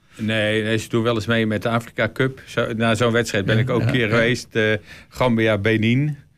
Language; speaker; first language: Dutch; native; Dutch